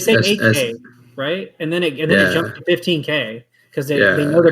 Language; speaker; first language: English; native; English